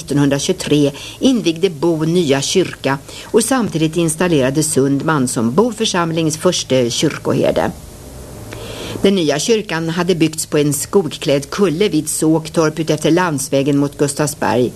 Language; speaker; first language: Swedish; native; Swedish